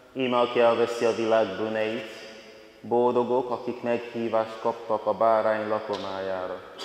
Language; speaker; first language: Hungarian; non-native, fluent; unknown